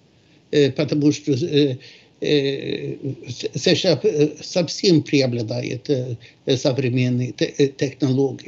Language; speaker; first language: Russian; non-native, fluent; Swedish